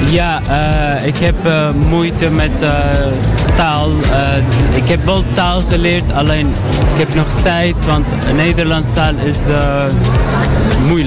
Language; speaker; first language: Dutch; non-native, learner; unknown